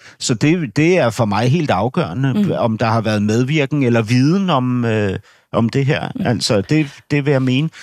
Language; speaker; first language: Danish; native; Danish